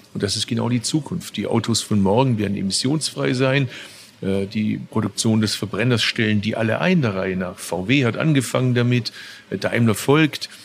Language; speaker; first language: German; early bilingual, other home language; Turkish